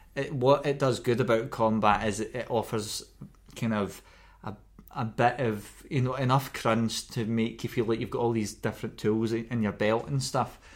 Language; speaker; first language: English; native; English